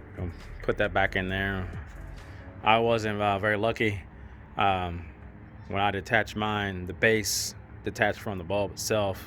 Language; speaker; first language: English; native; English